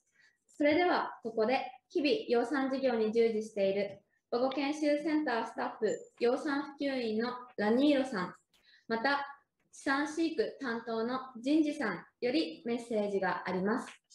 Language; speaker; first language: Japanese; native; Japanese